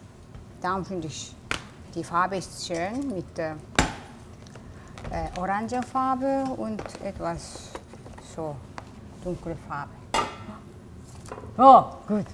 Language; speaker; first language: German; non-native, learner; Japanese